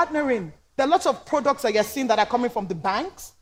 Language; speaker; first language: English; non-native, local second language; Yoruba